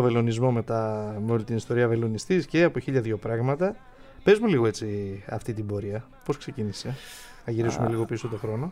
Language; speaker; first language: Greek; native; Greek